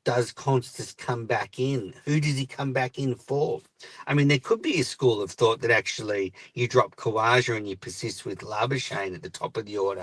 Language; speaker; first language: English; native; English